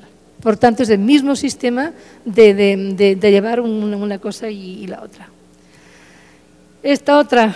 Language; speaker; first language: Spanish; native; Spanish